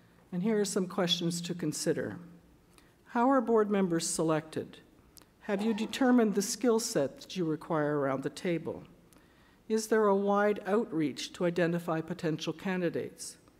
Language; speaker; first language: English; native; English